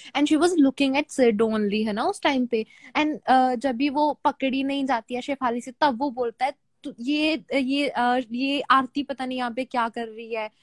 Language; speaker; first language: Hindi; native; Hindi